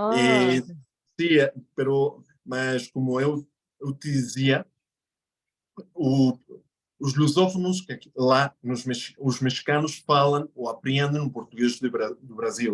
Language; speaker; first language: Portuguese; non-native, fluent; Spanish